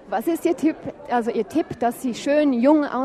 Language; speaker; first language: German; native; German